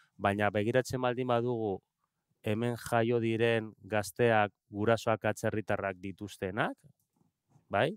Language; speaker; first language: Basque; non-native, local second language; Spanish